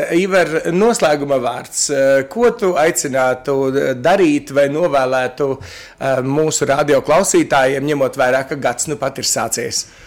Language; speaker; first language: Latvian; native; Latvian